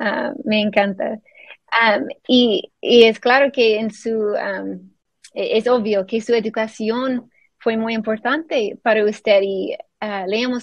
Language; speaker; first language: Spanish; non-native, fluent; English